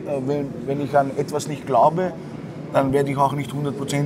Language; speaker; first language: German; native; German